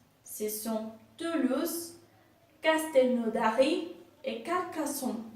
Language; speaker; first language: French; non-native, fluent; Spanish